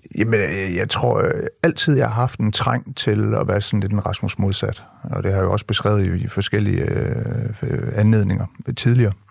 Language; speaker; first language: Danish; early bilingual, other home language; French